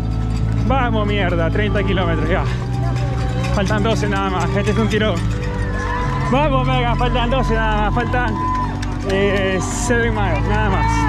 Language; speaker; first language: Spanish; native; Spanish